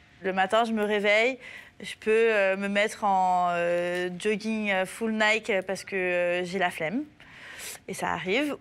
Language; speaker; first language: French; native; French